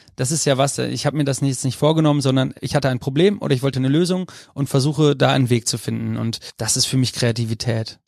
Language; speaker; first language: German; native; German